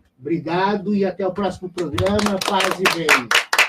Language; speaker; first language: Portuguese; native; Portuguese